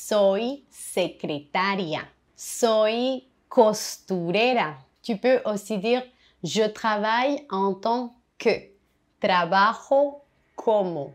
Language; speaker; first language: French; non-native, fluent; Spanish